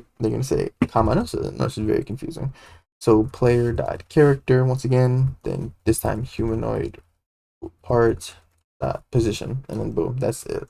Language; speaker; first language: English; native; English